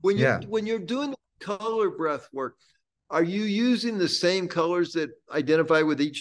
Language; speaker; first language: English; native; English